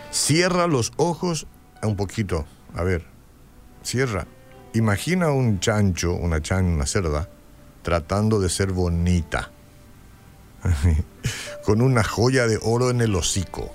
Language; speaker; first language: Spanish; native; Spanish